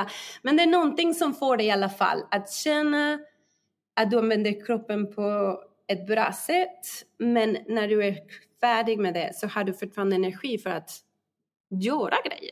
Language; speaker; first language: Swedish; non-native, fluent; Spanish